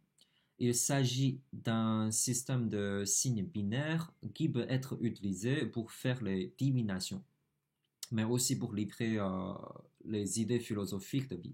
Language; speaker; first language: French; non-native, fluent; Chinese